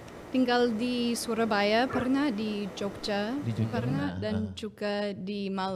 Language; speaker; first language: Indonesian; non-native, fluent; English